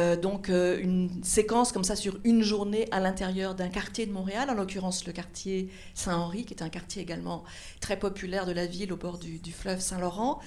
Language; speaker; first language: French; native; French